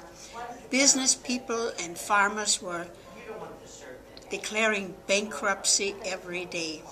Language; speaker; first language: English; non-native, fluent; German